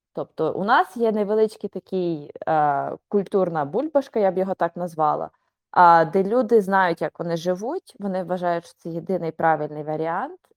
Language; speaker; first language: Ukrainian; native; Ukrainian